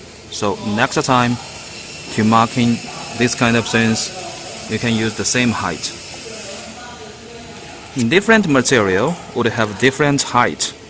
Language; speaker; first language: English; non-native, learner; Chinese